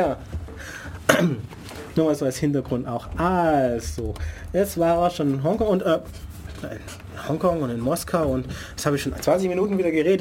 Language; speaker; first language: German; native; German